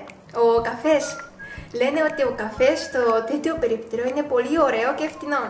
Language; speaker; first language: Greek; non-native, fluent; Japanese